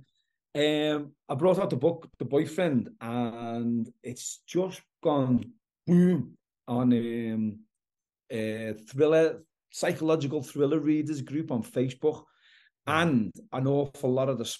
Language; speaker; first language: English; native; English